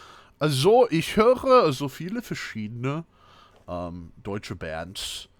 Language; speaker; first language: German; non-native, fluent; English